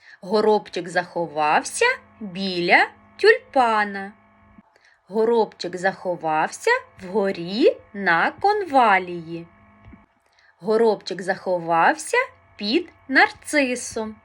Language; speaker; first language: Ukrainian; native; Ukrainian